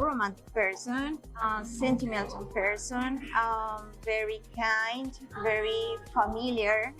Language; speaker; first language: English; non-native, learner; Spanish